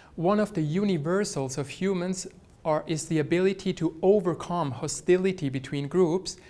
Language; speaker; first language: English; non-native, fluent; Swiss German